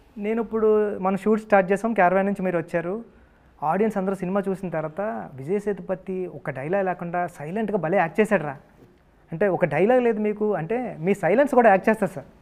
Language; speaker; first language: Telugu; native; Telugu